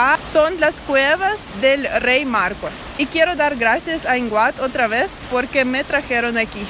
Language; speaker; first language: Spanish; non-native, fluent; Russian